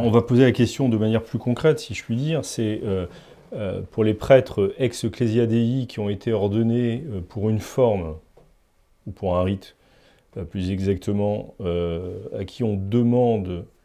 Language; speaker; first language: French; native; French